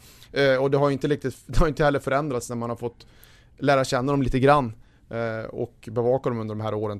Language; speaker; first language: Swedish; native; Swedish